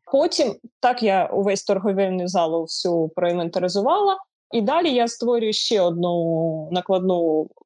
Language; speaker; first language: Ukrainian; non-native, local second language; Russian